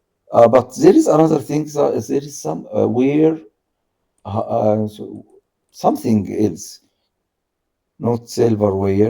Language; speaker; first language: English; non-native, learner; Arabic